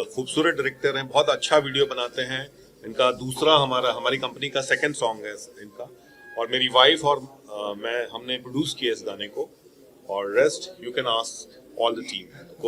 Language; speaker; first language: Hindi; native; Hindi